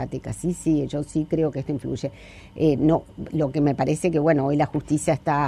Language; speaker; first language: Spanish; native; Spanish